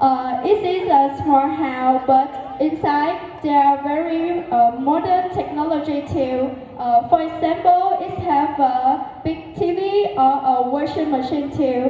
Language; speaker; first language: English; non-native, learner; Vietnamese